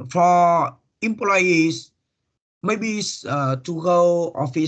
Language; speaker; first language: English; non-native, learner; Vietnamese